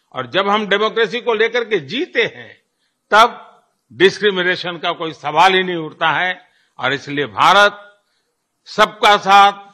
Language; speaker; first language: Hindi; non-native, local second language; Gujarati